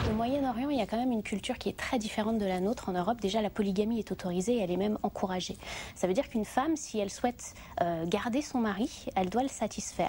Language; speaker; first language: French; native; French